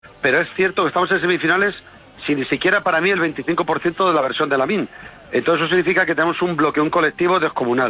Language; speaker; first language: Spanish; native; Spanish